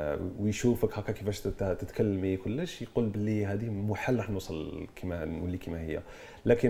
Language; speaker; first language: Arabic; native; Arabic